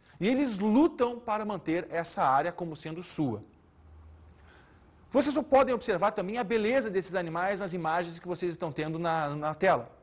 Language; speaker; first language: Portuguese; native; Portuguese